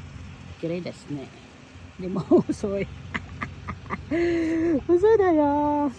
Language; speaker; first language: Japanese; non-native, learner; Filipino